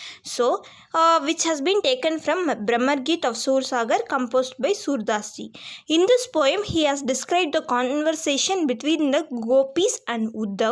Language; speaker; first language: English; non-native, local second language; Hindi